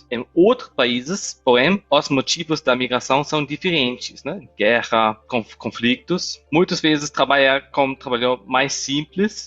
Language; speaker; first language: Portuguese; non-native, fluent; German